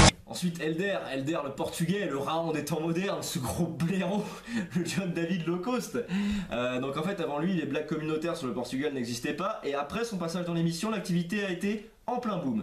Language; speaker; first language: French; native; French